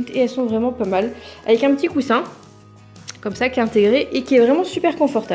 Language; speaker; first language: French; native; French